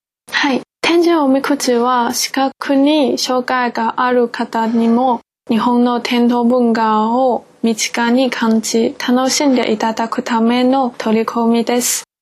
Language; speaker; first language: Japanese; non-native, fluent; Chinese